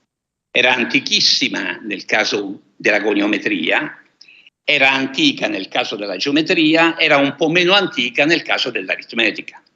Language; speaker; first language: Italian; native; Italian